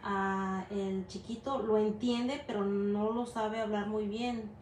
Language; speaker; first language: Spanish; early bilingual, heritage; Spanish